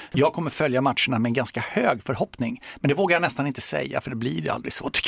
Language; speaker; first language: Swedish; native; Swedish